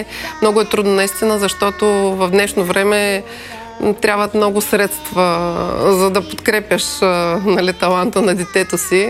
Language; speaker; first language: Bulgarian; native; Bulgarian